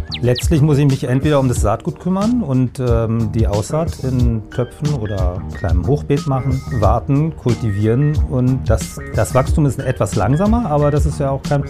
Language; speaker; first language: German; native; German